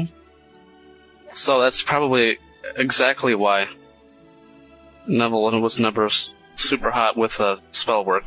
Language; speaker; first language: English; non-native, fluent; German